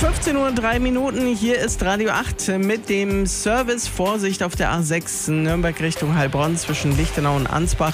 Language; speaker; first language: German; native; German